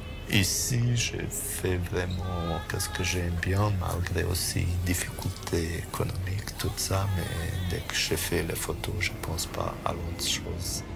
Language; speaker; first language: French; non-native, fluent; Bosnian